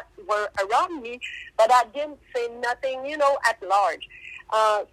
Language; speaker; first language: English; non-native, fluent; French